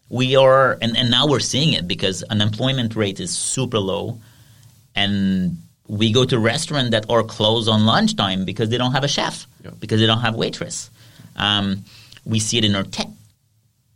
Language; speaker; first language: English; non-native, fluent; French